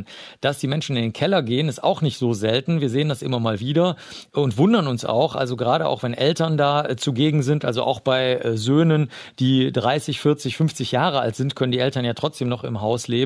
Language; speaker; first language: German; native; German